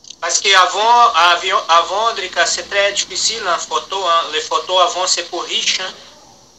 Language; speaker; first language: French; non-native, learner; Portuguese